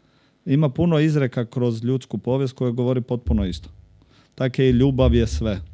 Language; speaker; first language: Croatian; native; Croatian